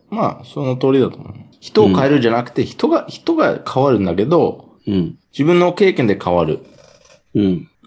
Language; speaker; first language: Japanese; non-native, fluent; English